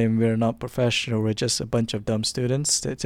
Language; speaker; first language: English; non-native, local second language; Malay